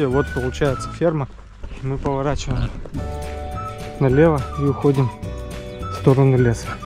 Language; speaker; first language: Russian; native; Russian